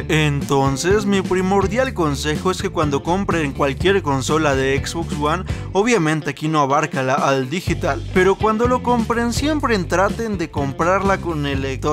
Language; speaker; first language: Spanish; native; Spanish